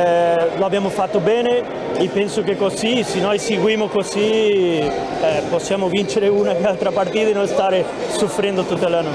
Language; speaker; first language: Italian; non-native, fluent; Spanish